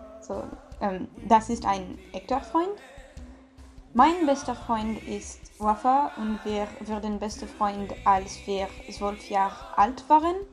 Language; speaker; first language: German; non-native, learner; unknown